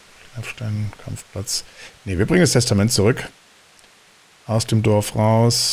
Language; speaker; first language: German; native; German